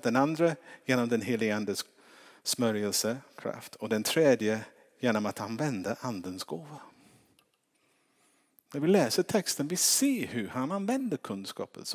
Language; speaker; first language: Swedish; non-native, fluent; English